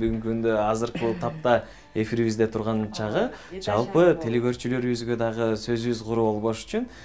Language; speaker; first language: Kyrgyz; native; Kyrgyz